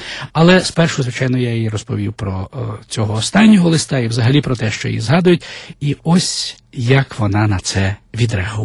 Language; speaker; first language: Ukrainian; native; Ukrainian